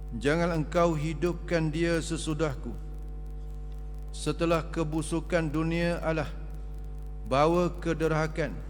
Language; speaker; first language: Malay; native; Malay